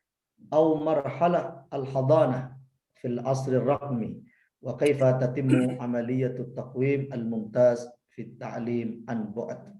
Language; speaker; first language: Arabic; non-native, fluent; Indonesian